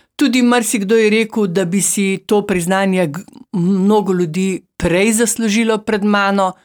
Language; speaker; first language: Slovenian; native; Slovenian